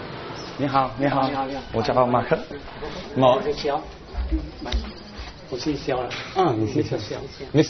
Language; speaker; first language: Chinese; non-native, learner; English